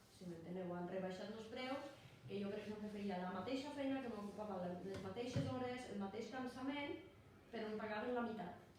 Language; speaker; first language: Catalan; non-native, fluent; Polish